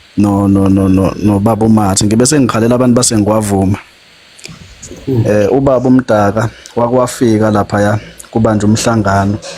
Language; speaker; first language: Zulu; native; Zulu